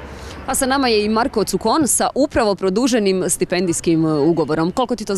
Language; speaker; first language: Serbian; native; Serbian